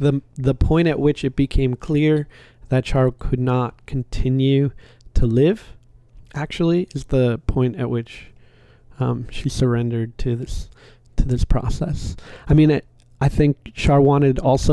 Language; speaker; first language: English; native; English